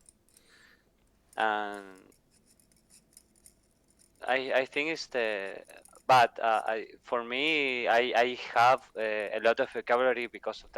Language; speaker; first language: English; non-native, learner; Spanish